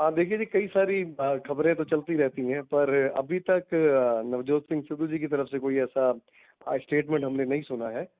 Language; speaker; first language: Hindi; non-native, local second language; Punjabi